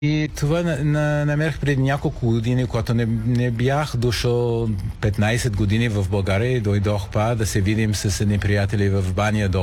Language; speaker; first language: Bulgarian; non-native, fluent; English